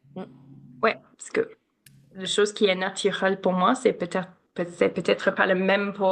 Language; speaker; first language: French; non-native, learner; English